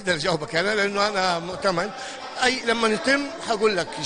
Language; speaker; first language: Arabic; native; Arabic